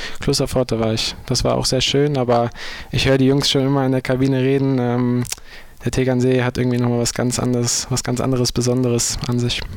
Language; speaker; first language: German; native; German